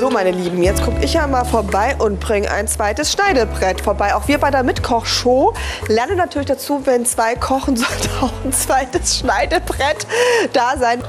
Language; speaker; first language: German; native; German